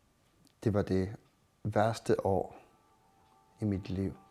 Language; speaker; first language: Danish; non-native, local second language; Kalaallisut